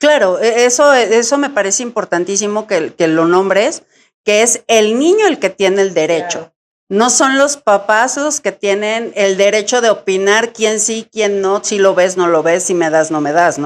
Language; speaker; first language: Spanish; native; Spanish